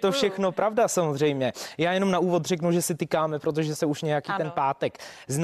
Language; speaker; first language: Czech; native; Czech